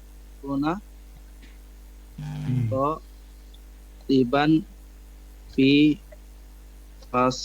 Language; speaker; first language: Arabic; non-native, fluent; Indonesian